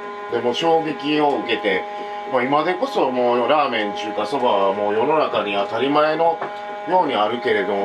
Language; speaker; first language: Japanese; native; Japanese